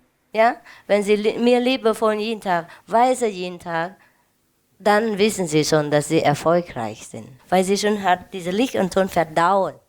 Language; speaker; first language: German; non-native, learner; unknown